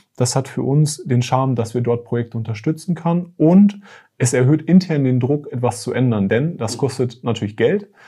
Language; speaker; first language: German; native; German